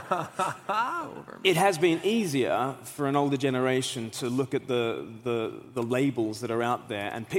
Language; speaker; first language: English; native; English